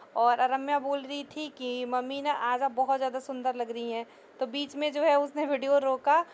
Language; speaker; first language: Hindi; native; Hindi